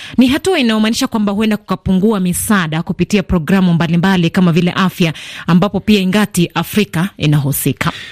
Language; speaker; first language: Swahili; non-native, local second language; Gusii